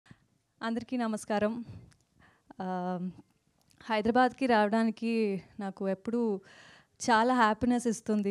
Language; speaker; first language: Telugu; non-native, local second language; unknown